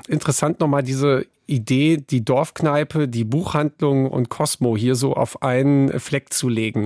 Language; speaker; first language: German; native; German